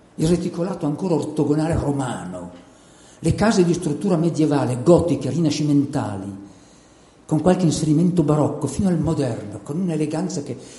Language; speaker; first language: Italian; native; Italian